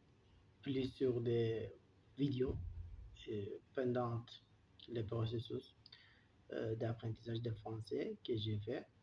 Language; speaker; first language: French; non-native, learner; Turkish